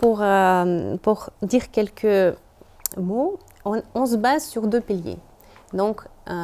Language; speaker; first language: French; non-native, fluent; Russian